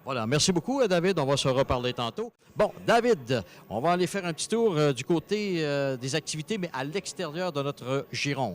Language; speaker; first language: French; native; French